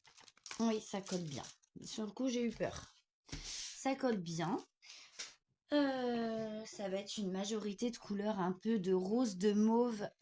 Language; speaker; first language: French; native; French